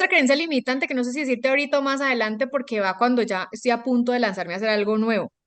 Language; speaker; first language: Spanish; native; Spanish